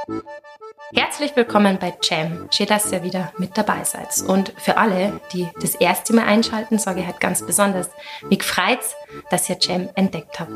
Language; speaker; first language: German; native; German